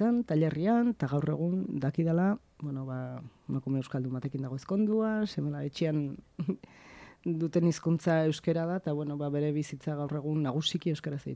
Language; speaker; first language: Basque; native; Basque